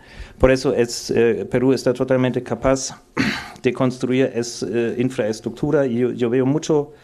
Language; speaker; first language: Spanish; non-native, fluent; German